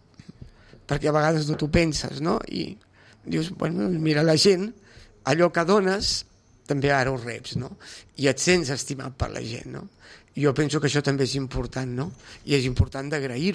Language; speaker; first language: Catalan; native; Catalan